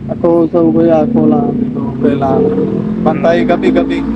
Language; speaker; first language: Filipino; non-native, learner; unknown